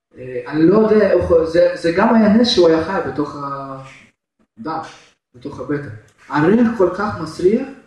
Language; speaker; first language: Hebrew; non-native, fluent; Russian